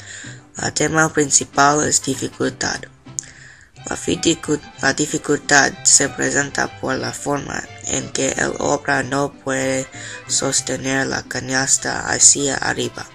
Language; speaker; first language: Spanish; non-native, learner; English